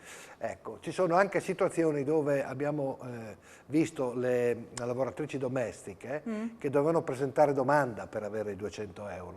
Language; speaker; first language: Italian; native; Italian